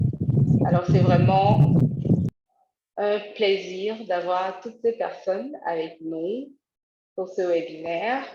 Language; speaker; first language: French; native; French